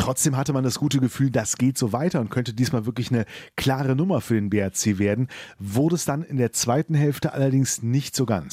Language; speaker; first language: German; native; German